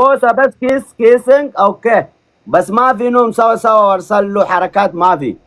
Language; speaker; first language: Arabic; non-native, learner; Oromo